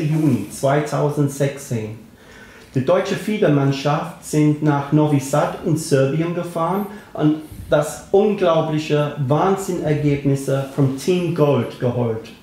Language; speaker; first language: German; non-native, fluent; English